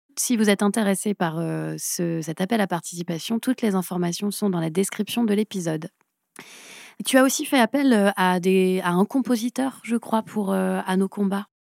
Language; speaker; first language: French; native; French